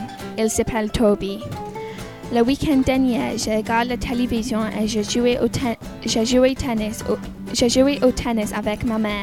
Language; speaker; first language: French; non-native, learner; English